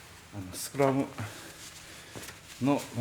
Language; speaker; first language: Japanese; non-native, learner; Tongan